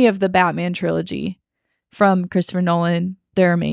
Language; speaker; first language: English; native; English